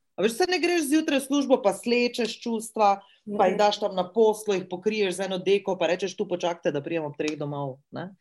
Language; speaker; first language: Slovenian; native; Slovenian